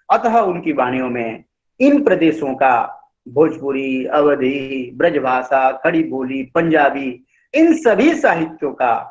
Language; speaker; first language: Hindi; non-native, local second language; Odia